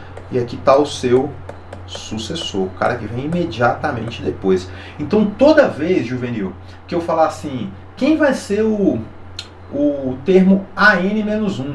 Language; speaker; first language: Portuguese; native; Portuguese